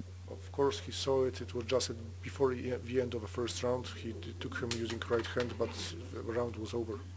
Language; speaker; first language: English; non-native, fluent; Polish